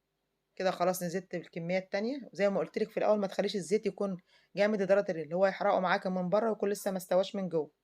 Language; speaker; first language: Arabic; native; Arabic